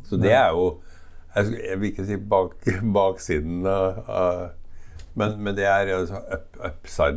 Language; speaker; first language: Norwegian; native; Norwegian